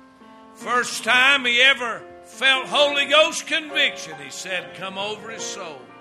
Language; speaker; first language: English; native; English